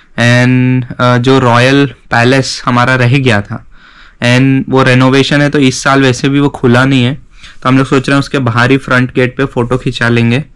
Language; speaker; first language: Hindi; native; Hindi